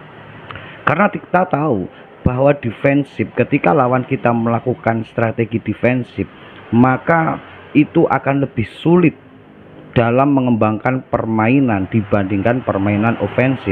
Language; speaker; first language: Indonesian; native; Indonesian